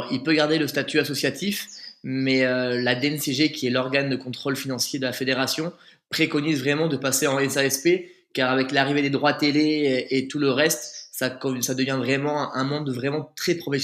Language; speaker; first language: French; native; French